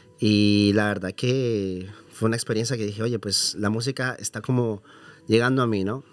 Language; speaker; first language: Spanish; native; Spanish